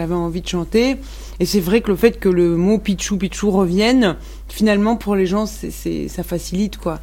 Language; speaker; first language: French; non-native, local second language; Arabic